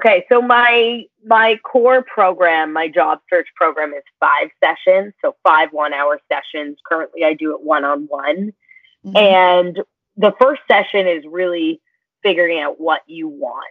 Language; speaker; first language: English; native; English